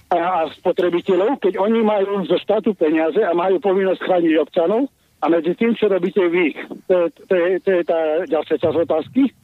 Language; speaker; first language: Slovak; native; Slovak